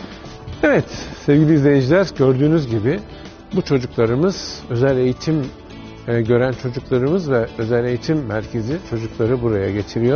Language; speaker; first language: Turkish; native; Turkish